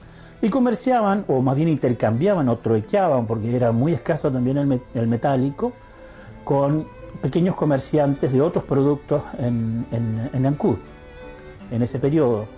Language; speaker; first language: Spanish; native; Spanish